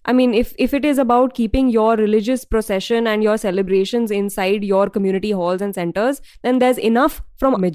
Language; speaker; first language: English; non-native, local second language; Hindi